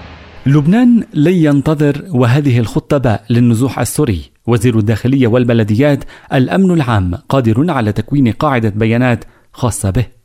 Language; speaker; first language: Arabic; native; Arabic